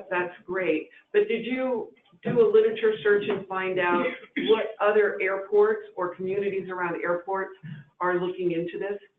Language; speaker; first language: English; native; English